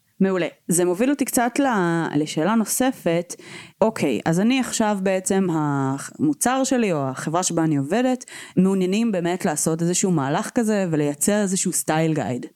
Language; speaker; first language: Hebrew; native; Hebrew